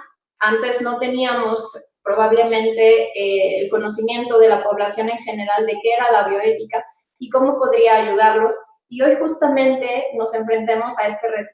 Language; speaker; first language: Spanish; native; Spanish